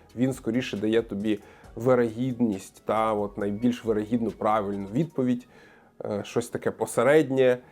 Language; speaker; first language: Ukrainian; non-native, local second language; Russian